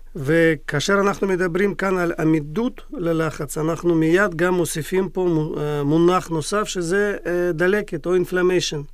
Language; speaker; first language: Hebrew; non-native, fluent; Russian